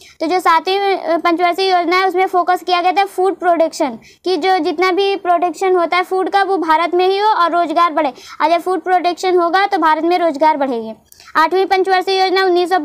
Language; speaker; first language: Hindi; native; Hindi